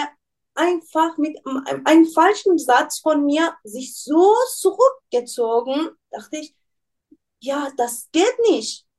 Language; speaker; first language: German; non-native, learner; Persian